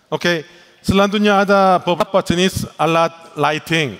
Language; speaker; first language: Indonesian; non-native, learner; Korean